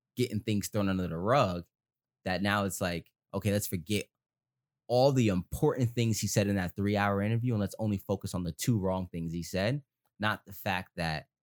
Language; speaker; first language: English; native; English